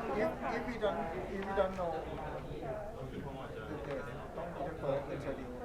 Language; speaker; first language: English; non-native, learner; Thai